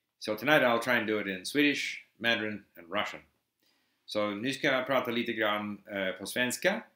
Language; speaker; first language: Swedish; non-native, fluent; English